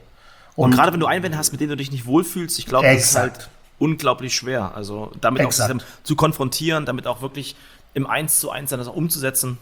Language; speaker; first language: German; native; German